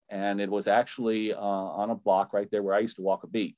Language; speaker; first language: English; native; English